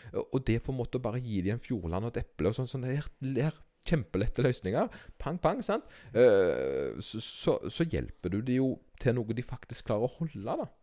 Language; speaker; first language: Norwegian; native; Norwegian